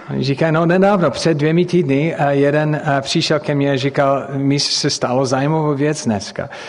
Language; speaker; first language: Czech; non-native, fluent; English